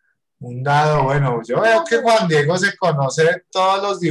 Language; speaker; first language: Spanish; native; Spanish